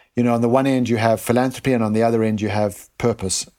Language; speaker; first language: English; native; English